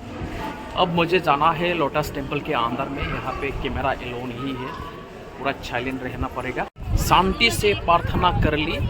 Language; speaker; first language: Hindi; non-native, local second language; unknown